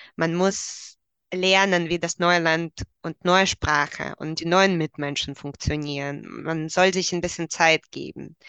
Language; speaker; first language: German; non-native, fluent; Russian